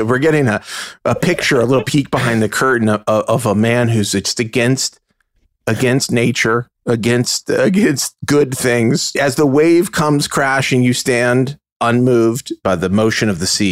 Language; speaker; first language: English; native; English